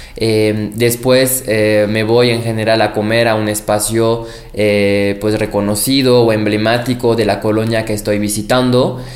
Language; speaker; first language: Spanish; non-native, fluent; French